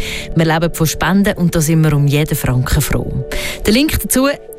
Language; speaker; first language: German; native; German